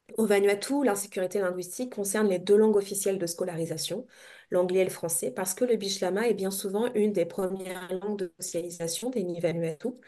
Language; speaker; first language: French; native; French